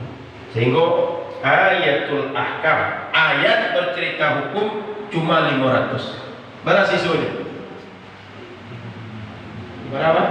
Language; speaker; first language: Indonesian; non-native, local second language; Malay